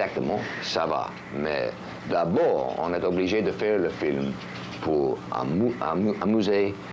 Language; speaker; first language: French; non-native, fluent; English